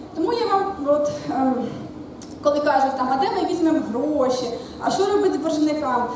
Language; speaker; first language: Ukrainian; non-native, local second language; Russian